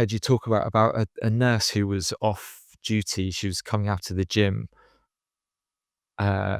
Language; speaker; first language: English; native; English